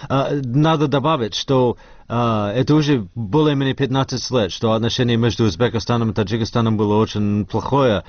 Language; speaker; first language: Russian; non-native, fluent; English